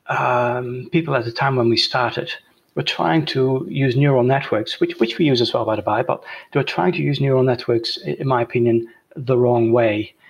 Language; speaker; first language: English; non-native, fluent; Dutch